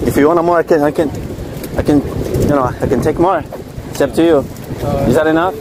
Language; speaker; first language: English; non-native, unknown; Portuguese